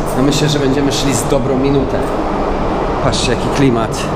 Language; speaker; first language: Polish; native; Polish